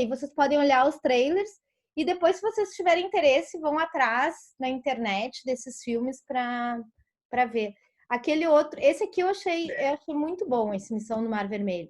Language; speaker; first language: Portuguese; native; Portuguese